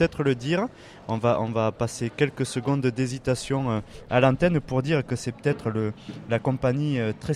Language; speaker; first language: French; native; French